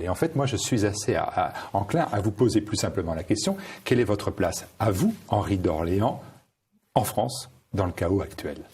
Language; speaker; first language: French; native; French